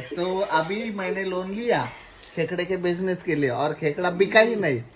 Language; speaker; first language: Hindi; non-native, local second language; Marathi